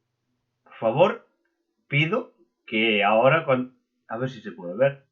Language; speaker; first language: Spanish; native; Spanish